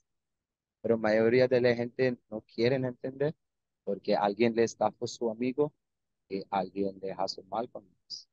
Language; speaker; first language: Spanish; non-native, learner; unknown